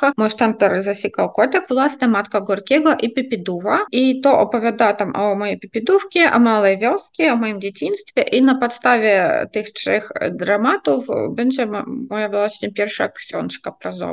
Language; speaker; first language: Polish; non-native, fluent; Ukrainian